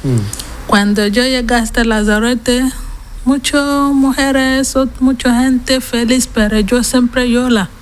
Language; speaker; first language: Spanish; non-native, learner; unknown